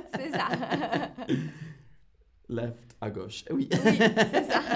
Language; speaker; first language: French; non-native, fluent; English